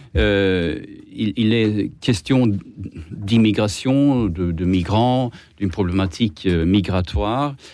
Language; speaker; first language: French; non-native, fluent; Swedish